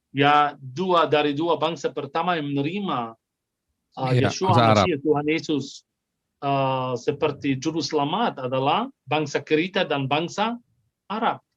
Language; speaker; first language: Indonesian; non-native, fluent; Arabic